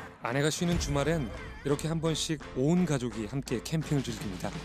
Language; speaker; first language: Korean; native; Korean